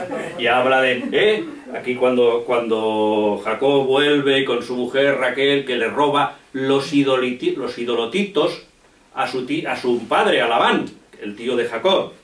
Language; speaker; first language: Spanish; native; Spanish